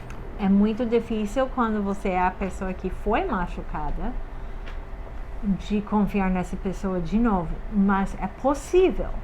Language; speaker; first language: Portuguese; non-native, fluent; English